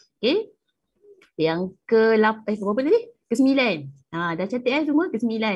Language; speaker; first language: Malay; native; Malay